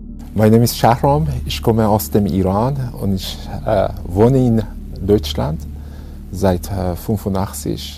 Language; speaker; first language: German; non-native, fluent; Persian